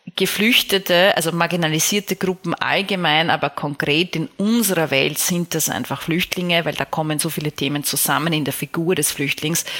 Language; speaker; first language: German; native; German